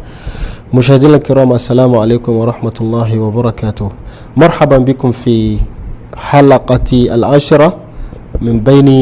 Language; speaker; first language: Arabic; non-native, fluent; Hausa